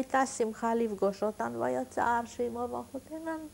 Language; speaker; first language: Hebrew; non-native, fluent; Hungarian